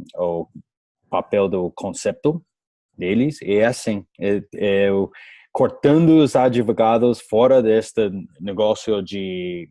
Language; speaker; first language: Portuguese; non-native, learner; English